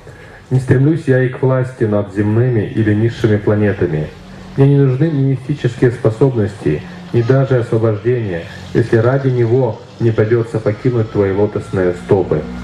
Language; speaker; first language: Russian; native; Russian